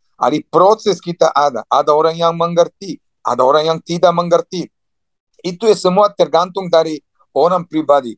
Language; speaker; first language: Indonesian; non-native, fluent; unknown